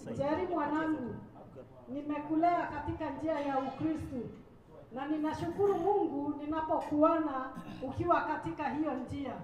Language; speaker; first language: Swahili; non-native, local second language; Kikuyu